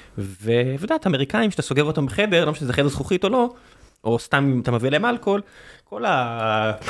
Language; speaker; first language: Hebrew; native; Hebrew